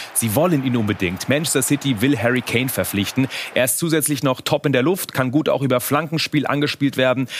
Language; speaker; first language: German; native; German